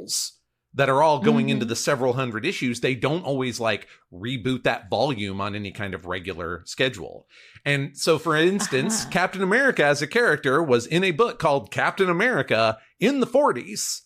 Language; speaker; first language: English; native; English